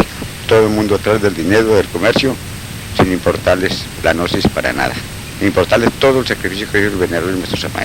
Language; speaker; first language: Spanish; native; Spanish